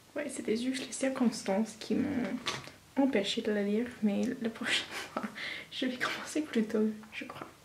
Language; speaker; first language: French; non-native, fluent; English